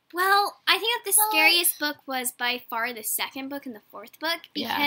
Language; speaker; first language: English; native; English